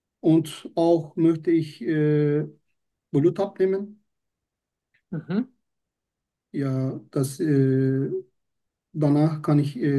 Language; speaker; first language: German; non-native, learner; Turkish